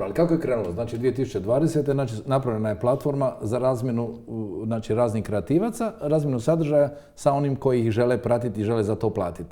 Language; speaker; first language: Croatian; native; Croatian